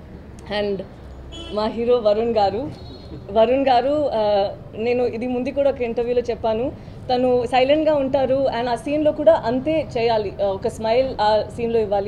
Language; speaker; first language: Telugu; non-native, learner; Tamil